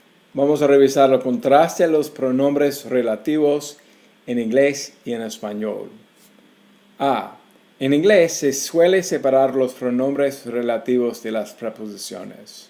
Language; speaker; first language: Spanish; non-native, fluent; English